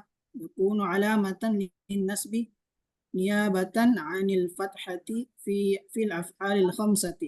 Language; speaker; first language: Arabic; non-native, learner; Indonesian